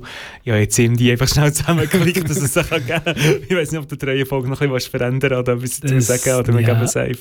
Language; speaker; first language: German; native; German